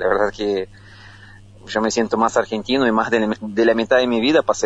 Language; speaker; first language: Spanish; non-native, fluent; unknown